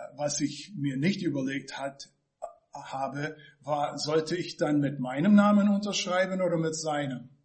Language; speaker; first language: German; non-native, fluent; English